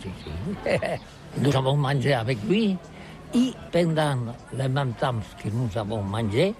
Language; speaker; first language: French; non-native, learner; Catalan